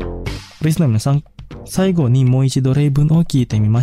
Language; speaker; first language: Japanese; non-native, fluent; Indonesian